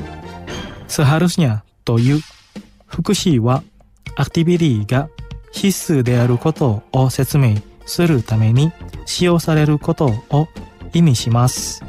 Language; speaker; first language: Japanese; non-native, fluent; Indonesian